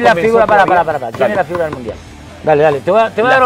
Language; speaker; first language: Spanish; native; Spanish